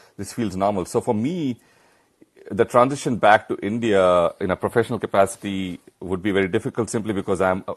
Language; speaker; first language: English; non-native, local second language; Hindi